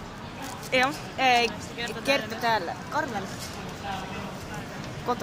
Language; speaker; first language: Finnish; non-native, learner; Estonian